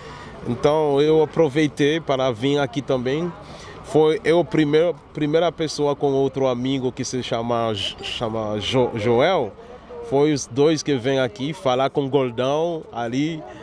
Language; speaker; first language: Portuguese; non-native, learner; Haitian Creole